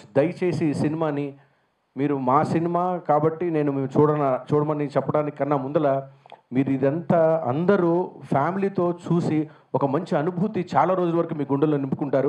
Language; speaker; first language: Telugu; native; Telugu